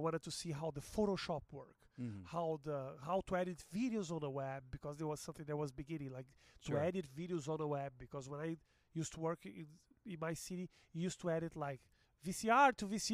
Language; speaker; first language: English; non-native, fluent; Portuguese